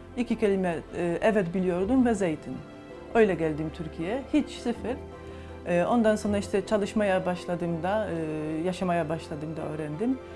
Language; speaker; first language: Turkish; non-native, fluent; Polish